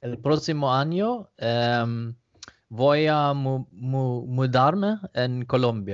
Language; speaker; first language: Portuguese; non-native, learner; Swedish